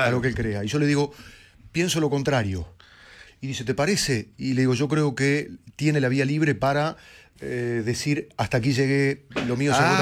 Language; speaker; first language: Spanish; native; Spanish